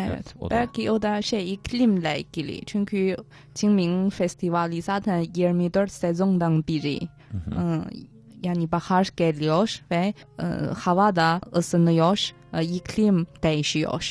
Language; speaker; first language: Turkish; non-native, fluent; Chinese